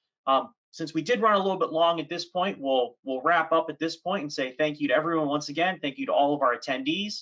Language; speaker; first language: English; native; English